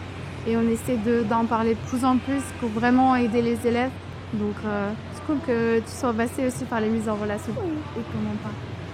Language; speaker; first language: French; native; French